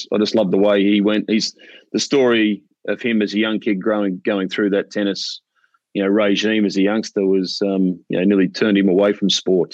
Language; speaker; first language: English; native; English